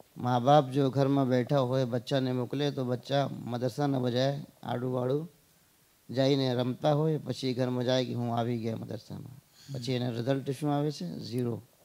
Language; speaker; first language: Gujarati; non-native, fluent; Urdu